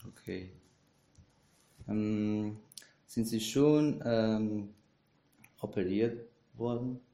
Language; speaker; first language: German; non-native, learner; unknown